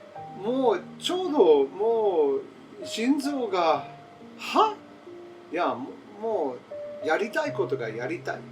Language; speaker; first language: Japanese; non-native, learner; English